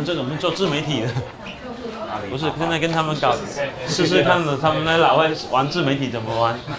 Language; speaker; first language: Chinese; native; Chinese